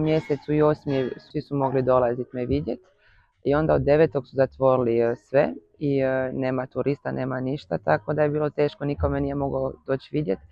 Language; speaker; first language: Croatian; early bilingual, heritage; Croatian